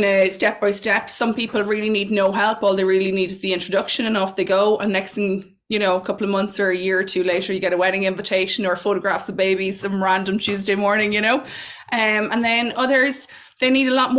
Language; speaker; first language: English; native; English